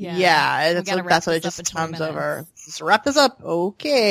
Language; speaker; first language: English; native; English